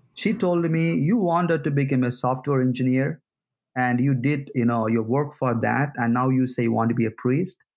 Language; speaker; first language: English; non-native, local second language; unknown